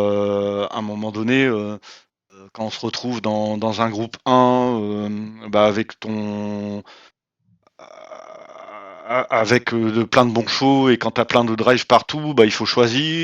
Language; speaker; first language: French; native; French